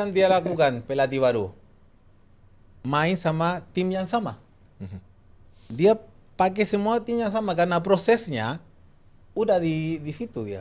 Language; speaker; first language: Indonesian; non-native, fluent; Spanish